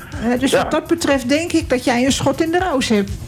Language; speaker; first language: Dutch; native; Dutch